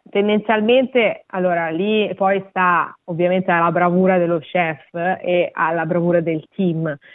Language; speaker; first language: Italian; native; Italian